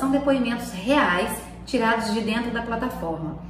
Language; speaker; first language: Portuguese; native; Portuguese